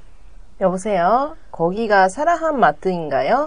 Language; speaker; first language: Korean; non-native, learner; Japanese